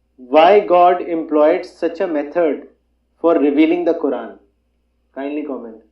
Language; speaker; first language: English; non-native, local second language; Urdu